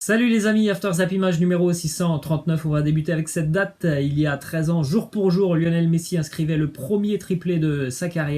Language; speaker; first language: French; native; French